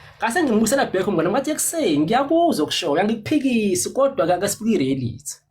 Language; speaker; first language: Zulu; non-native, local second language; Xhosa